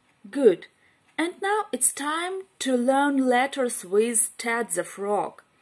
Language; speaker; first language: English; non-native, fluent; Ukrainian